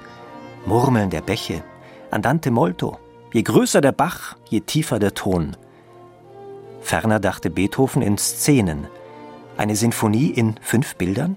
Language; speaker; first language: German; native; German